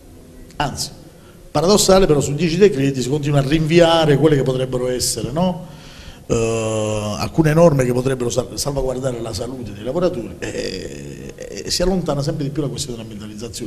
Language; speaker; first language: Italian; native; Italian